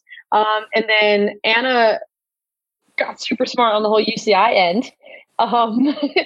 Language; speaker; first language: English; native; English